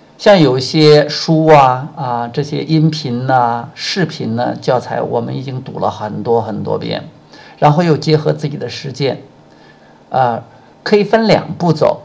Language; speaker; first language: Chinese; native; Chinese